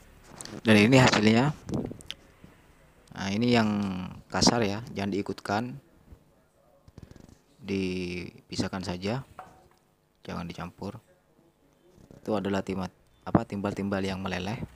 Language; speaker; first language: Indonesian; non-native, local second language; Madurese